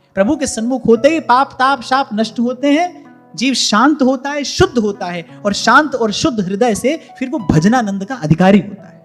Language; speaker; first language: Hindi; native; Hindi